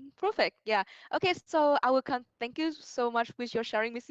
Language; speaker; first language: English; non-native, fluent; Vietnamese